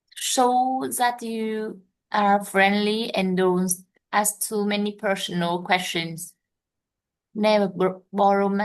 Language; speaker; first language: English; non-native, learner; Vietnamese